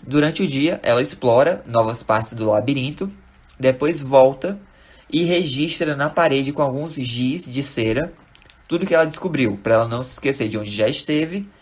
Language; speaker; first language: Portuguese; native; Portuguese